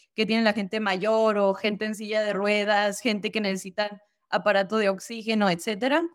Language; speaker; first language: Spanish; native; Spanish